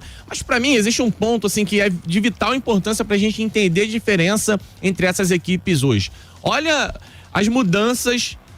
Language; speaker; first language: Portuguese; native; Portuguese